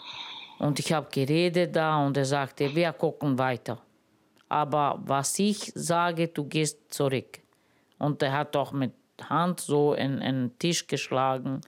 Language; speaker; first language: German; non-native, learner; Romany